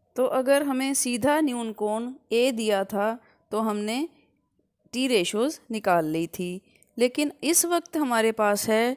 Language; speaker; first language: Hindi; non-native, local second language; Punjabi